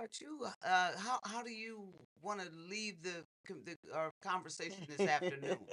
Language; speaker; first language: English; native; English